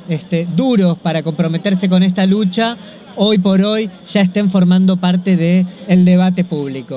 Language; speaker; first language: Spanish; native; Spanish